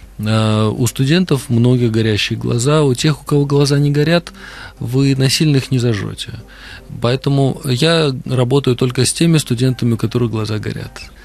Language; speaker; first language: Russian; native; Russian